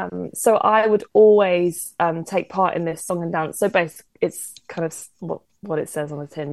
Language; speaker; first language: English; native; English